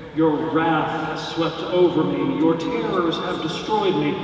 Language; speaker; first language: English; native; English